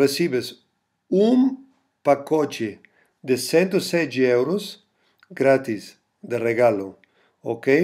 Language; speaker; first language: Spanish; non-native, fluent; German